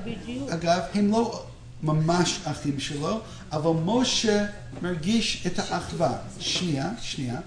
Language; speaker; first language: Hebrew; non-native, fluent; English